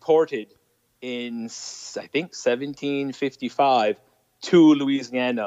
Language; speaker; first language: English; non-native, fluent; French